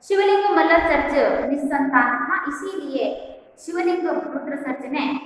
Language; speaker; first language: Hindi; non-native, local second language; Kannada